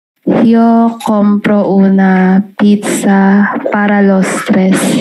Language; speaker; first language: Spanish; non-native, learner; Filipino